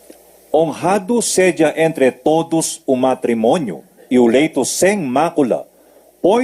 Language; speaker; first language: Portuguese; native; Portuguese